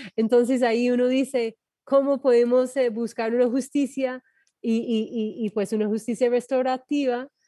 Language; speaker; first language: Spanish; non-native, fluent; English